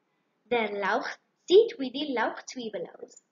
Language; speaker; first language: German; non-native, learner; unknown